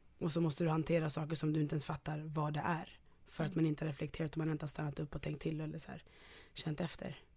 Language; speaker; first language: Swedish; early bilingual, other home language; Ganda